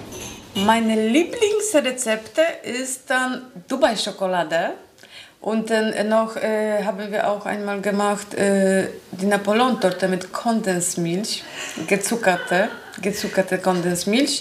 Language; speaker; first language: German; non-native, learner; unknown